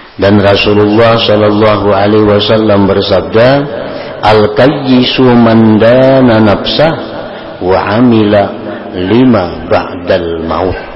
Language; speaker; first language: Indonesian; non-native, local second language; Banjar